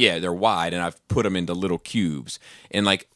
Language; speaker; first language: English; native; English